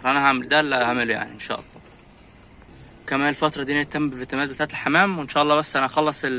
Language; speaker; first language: Arabic; native; Arabic